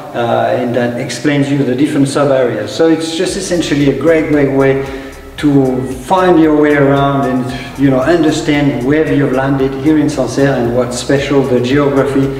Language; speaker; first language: English; non-native, fluent; French